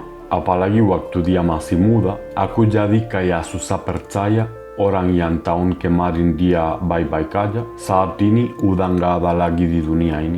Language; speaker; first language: Indonesian; non-native, fluent; Spanish